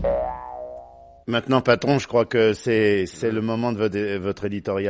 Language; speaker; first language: French; native; French